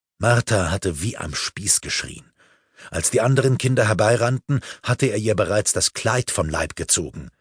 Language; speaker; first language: German; native; German